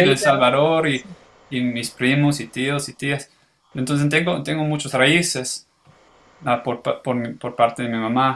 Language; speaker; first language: Spanish; early bilingual, heritage; English